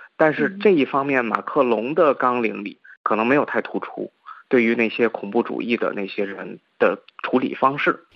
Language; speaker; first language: Chinese; native; Chinese